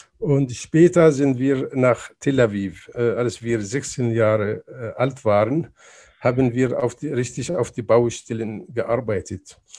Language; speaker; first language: German; non-native, fluent; Arabic